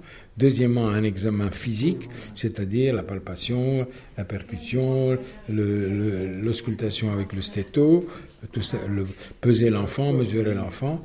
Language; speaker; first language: French; native; French